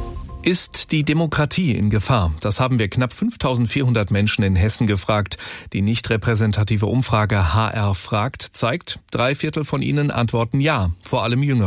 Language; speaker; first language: German; native; German